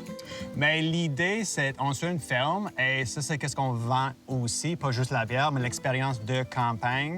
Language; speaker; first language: French; non-native, local second language; English